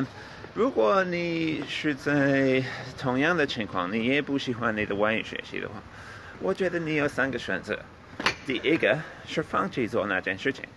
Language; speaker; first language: Chinese; non-native, fluent; English